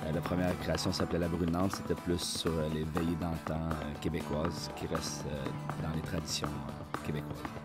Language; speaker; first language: French; native; French